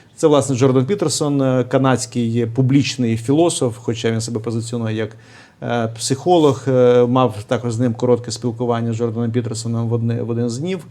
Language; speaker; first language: Ukrainian; native; Ukrainian